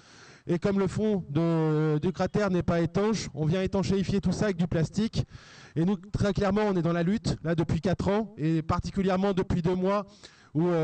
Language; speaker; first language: French; native; French